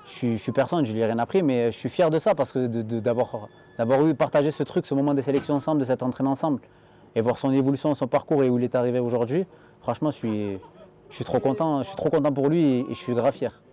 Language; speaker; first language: French; native; French